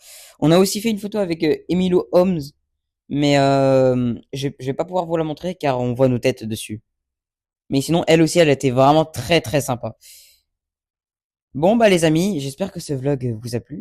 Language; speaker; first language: French; native; French